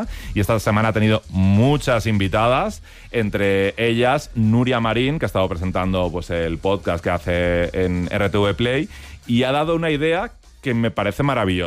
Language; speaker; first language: Spanish; native; Spanish